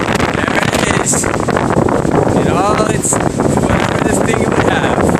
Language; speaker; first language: English; native; English